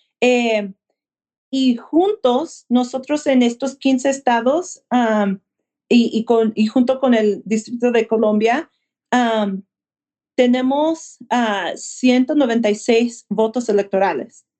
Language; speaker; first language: Spanish; early bilingual, heritage; Spanish